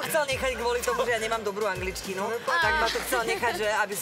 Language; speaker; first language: Slovak; native; Slovak